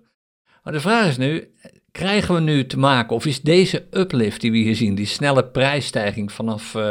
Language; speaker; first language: Dutch; native; Dutch